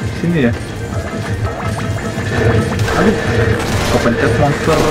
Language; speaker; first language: Indonesian; native; Indonesian